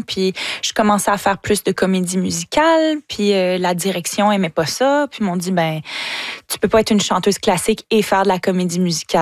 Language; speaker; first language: French; native; French